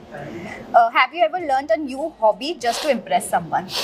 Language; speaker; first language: English; non-native, local second language; Hindi